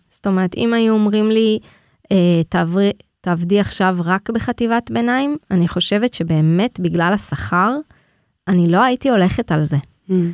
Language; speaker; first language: Hebrew; native; Hebrew